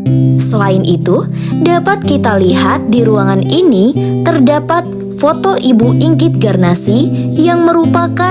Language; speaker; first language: Indonesian; native; Indonesian